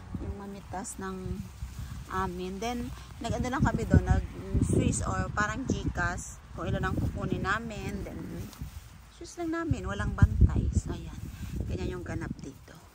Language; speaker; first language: Filipino; native; Filipino